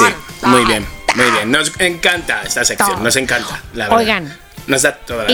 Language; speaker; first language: Spanish; native; Spanish